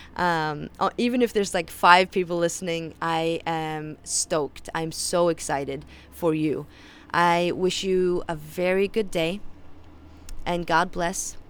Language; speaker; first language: English; non-native, fluent; Faroese